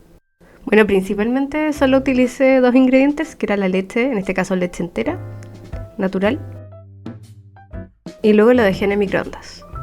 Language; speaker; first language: Spanish; native; Spanish